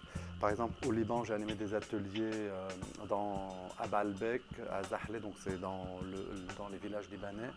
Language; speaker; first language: French; non-native, local second language; Arabic